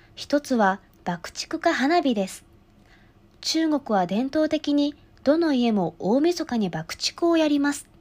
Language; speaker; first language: Japanese; non-native, fluent; Chinese